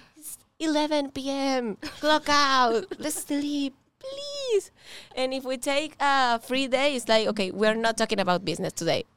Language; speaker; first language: English; non-native, learner; Spanish